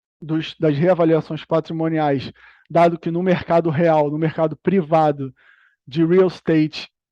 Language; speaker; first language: Portuguese; native; Portuguese